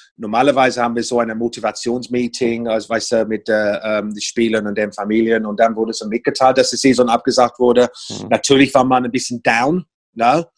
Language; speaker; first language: German; non-native, fluent; English